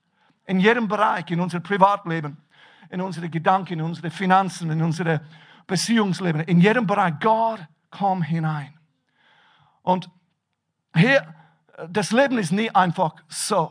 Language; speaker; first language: German; non-native, fluent; English